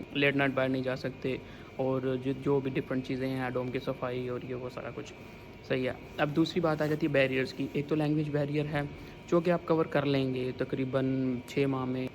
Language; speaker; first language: Urdu; non-native, local second language; Punjabi